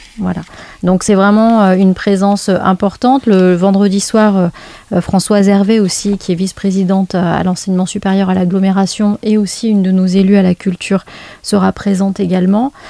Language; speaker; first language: French; native; French